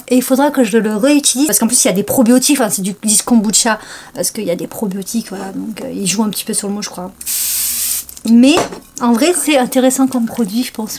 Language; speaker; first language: French; native; French